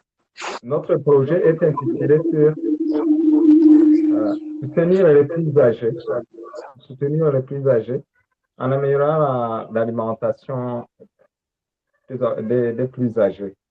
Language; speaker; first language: French; non-native, local second language; Rundi